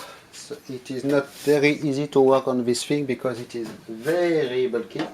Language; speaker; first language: English; non-native, fluent; French